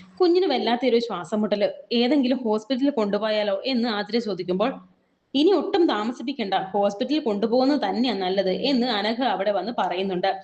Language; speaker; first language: Malayalam; native; Malayalam